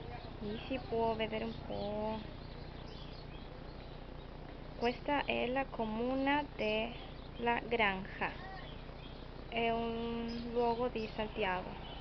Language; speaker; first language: Italian; non-native, learner; Spanish